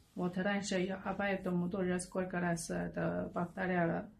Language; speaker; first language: Russian; non-native, learner; Chinese